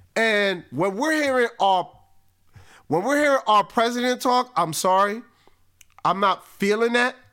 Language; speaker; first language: English; native; English